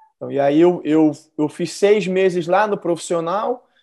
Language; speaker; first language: Portuguese; native; Portuguese